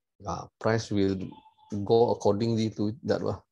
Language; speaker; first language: English; non-native, local second language; Malay